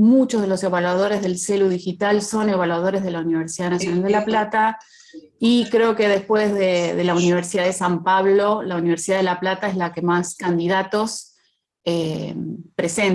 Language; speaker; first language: Spanish; native; Spanish